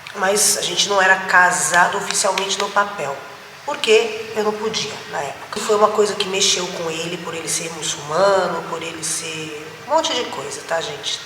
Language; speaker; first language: Portuguese; native; Portuguese